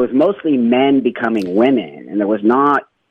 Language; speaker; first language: English; native; English